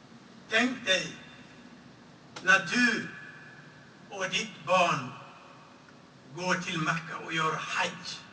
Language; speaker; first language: Swedish; non-native, fluent; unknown